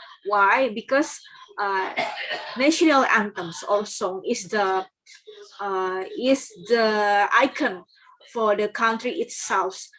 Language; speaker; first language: English; non-native, learner; Indonesian